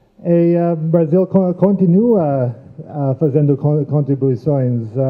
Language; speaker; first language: Portuguese; non-native, fluent; English